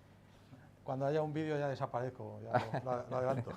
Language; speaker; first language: Spanish; native; Spanish